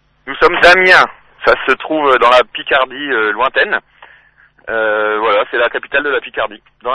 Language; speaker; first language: French; native; French